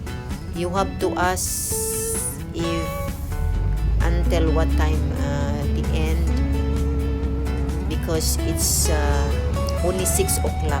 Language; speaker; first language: English; non-native, local second language; Cebuano